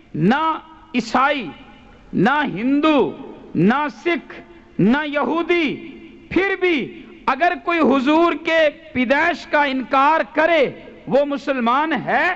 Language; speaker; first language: Urdu; non-native, local second language; Punjabi